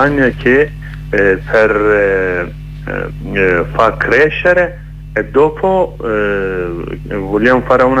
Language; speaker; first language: Italian; non-native, learner; Kurdish